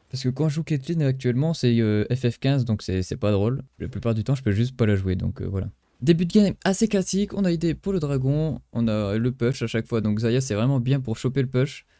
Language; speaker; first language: French; native; French